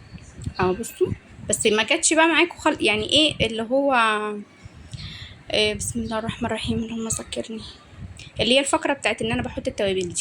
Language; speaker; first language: Arabic; native; Arabic